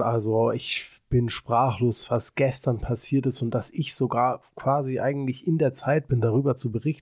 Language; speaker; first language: German; native; German